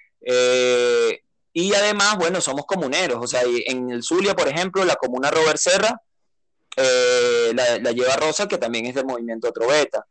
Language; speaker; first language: Spanish; native; Spanish